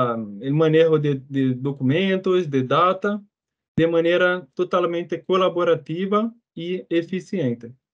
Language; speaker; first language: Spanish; non-native, fluent; Portuguese